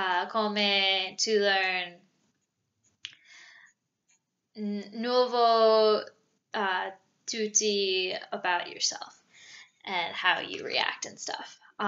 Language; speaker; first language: English; native; English